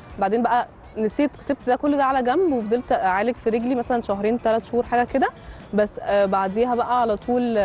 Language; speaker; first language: Arabic; native; Arabic